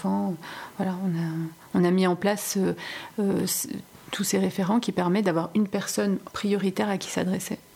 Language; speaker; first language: French; native; French